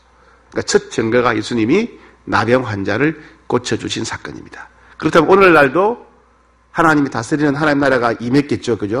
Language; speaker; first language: Korean; native; Korean